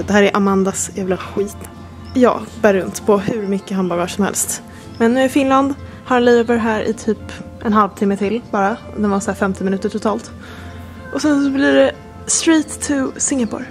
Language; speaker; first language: Swedish; native; Swedish